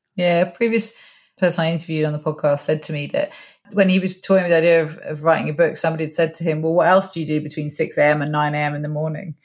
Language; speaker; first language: English; native; English